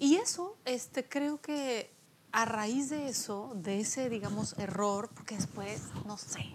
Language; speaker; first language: Spanish; early bilingual, other home language; Polish